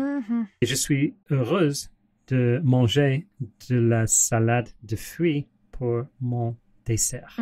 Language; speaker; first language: French; non-native, learner; English